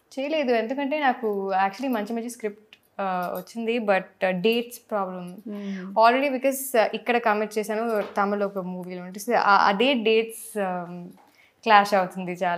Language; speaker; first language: Telugu; non-native, local second language; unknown